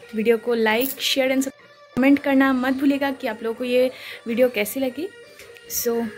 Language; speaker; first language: Hindi; non-native, local second language; Assamese